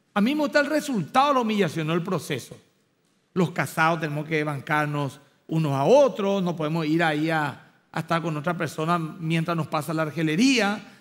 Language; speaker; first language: Spanish; native; Spanish